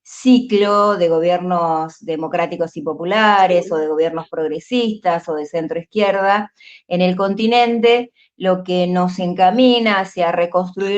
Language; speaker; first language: Spanish; native; Spanish